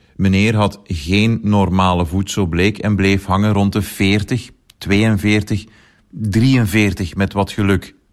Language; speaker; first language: Dutch; native; Dutch